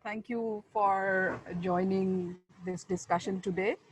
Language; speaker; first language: English; non-native, local second language; Assamese